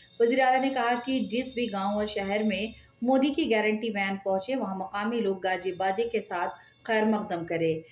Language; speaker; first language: Urdu; native; Urdu